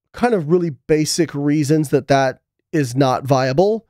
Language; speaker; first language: English; native; English